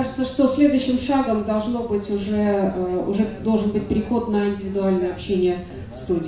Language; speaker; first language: Russian; native; Russian